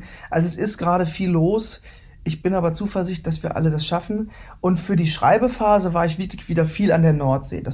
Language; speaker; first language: German; native; German